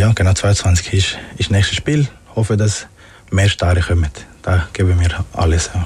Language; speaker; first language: German; non-native, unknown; Spanish